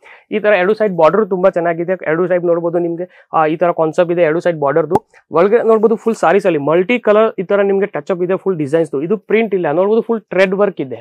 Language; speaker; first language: Kannada; non-native, fluent; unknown